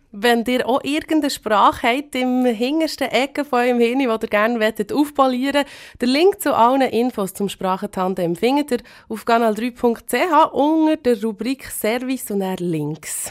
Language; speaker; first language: German; native; German